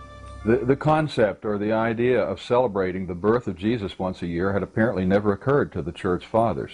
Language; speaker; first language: English; native; English